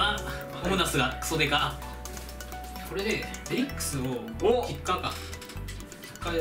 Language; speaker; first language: Japanese; native; Japanese